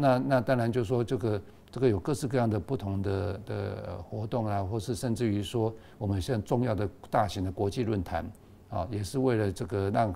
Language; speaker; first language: Chinese; native; Chinese